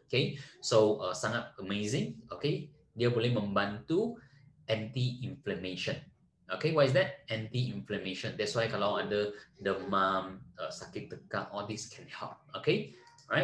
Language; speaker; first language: English; non-native, local second language; Malay